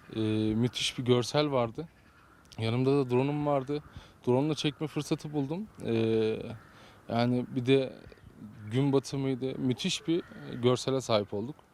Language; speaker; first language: Turkish; native; Turkish